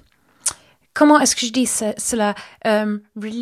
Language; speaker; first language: French; non-native, learner; German